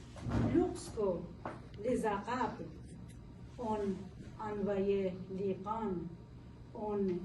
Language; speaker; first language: French; non-native, learner; Persian